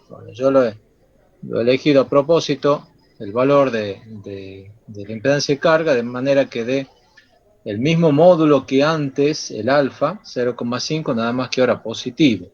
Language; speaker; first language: Spanish; native; Spanish